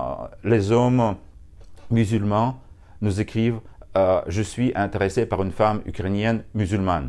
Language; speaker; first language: French; non-native, fluent; Russian